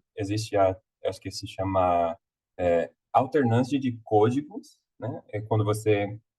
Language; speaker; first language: Portuguese; non-native, fluent; English